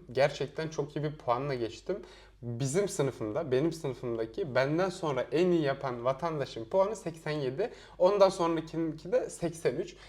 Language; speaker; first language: Turkish; native; Turkish